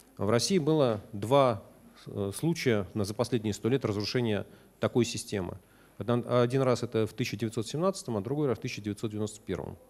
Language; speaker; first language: Russian; native; Russian